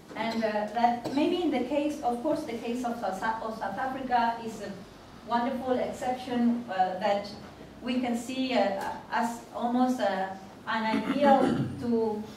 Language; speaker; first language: English; non-native, fluent; Spanish